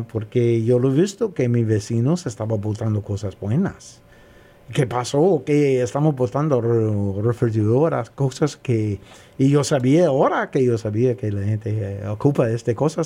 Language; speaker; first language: Spanish; non-native, learner; English